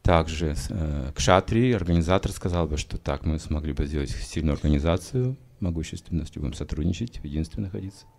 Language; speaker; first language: Russian; native; Russian